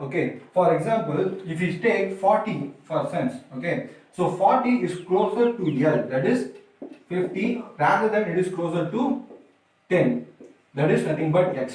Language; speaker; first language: English; non-native, local second language; Tamil